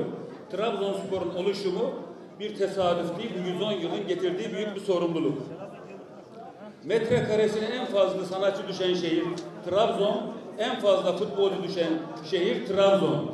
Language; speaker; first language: Turkish; native; Turkish